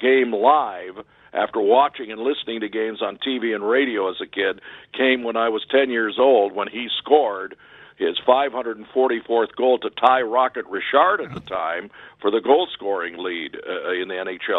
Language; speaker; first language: English; native; English